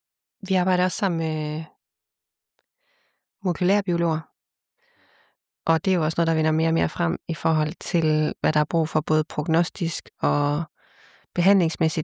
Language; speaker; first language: Danish; native; Danish